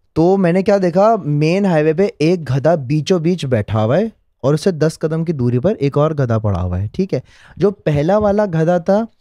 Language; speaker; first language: Urdu; native; Urdu